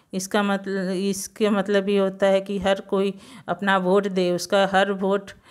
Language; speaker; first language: Hindi; non-native, local second language; Gujarati